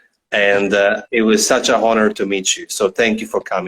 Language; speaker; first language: English; non-native, fluent; Italian